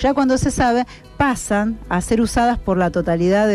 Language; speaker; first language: Spanish; native; Spanish